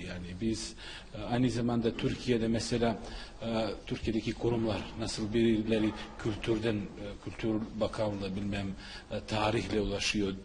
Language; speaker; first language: Turkish; non-native, fluent; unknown